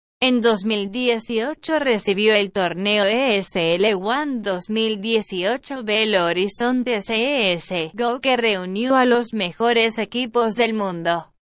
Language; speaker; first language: Spanish; non-native, learner; Portuguese